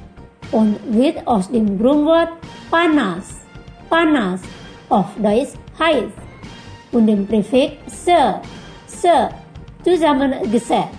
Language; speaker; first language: German; non-native, fluent; Indonesian